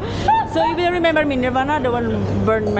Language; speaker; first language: English; non-native, learner; Indonesian